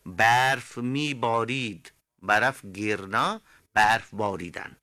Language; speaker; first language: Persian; non-native, fluent; Urdu